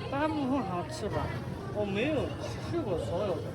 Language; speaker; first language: Chinese; non-native, fluent; Mongolian